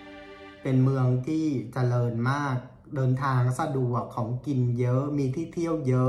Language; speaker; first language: Thai; non-native, fluent; Vietnamese